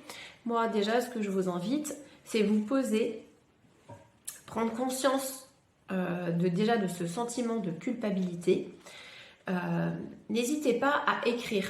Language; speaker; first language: French; native; French